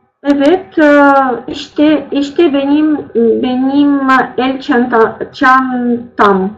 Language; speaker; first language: Turkish; non-native, learner; Russian